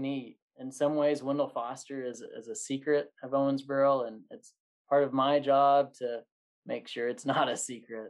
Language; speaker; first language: English; native; English